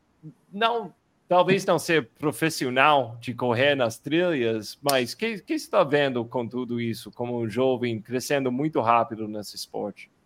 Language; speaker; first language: Portuguese; non-native, fluent; English